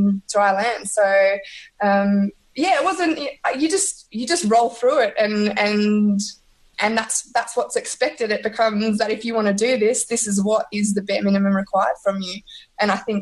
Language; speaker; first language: English; native; English